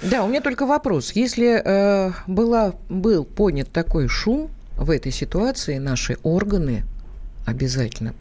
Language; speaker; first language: Russian; native; Russian